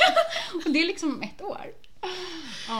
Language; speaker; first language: Swedish; native; Swedish